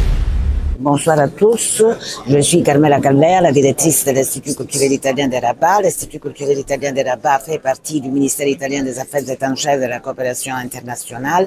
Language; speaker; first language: French; non-native, fluent; Italian